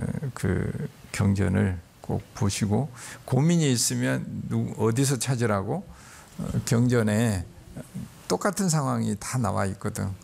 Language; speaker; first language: Korean; native; Korean